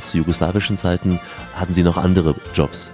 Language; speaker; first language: German; native; German